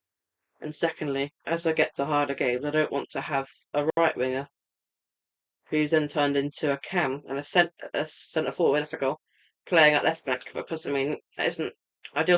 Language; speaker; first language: English; native; English